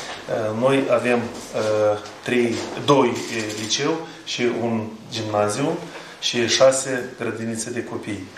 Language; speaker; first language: Romanian; non-native, learner; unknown